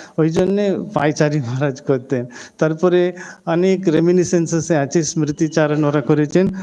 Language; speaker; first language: Bangla; non-native, local second language; Hindi